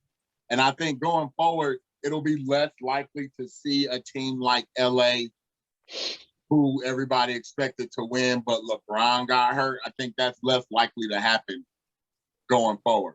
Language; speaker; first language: English; native; English